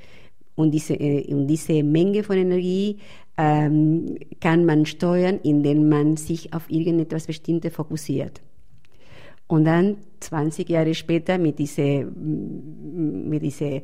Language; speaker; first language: German; non-native, fluent; Spanish